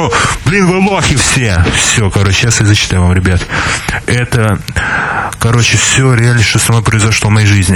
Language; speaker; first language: Russian; native; Russian